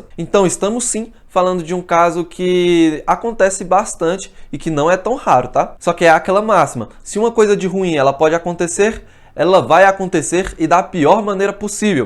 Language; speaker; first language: Portuguese; native; Portuguese